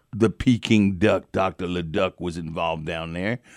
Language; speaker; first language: English; native; English